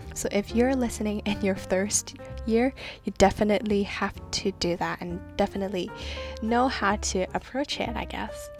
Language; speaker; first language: English; non-native, local second language; Cantonese